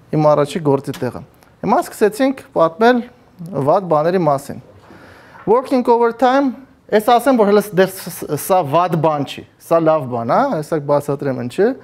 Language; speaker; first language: Armenian; native; Armenian